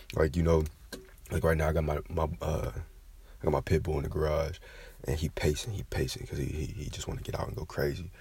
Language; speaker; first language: English; native; English